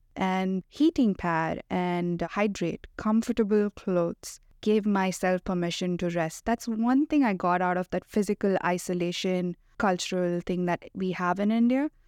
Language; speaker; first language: English; non-native, local second language; Hindi